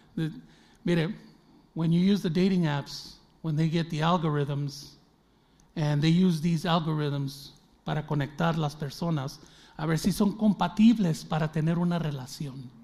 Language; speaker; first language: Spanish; early bilingual, heritage; Spanish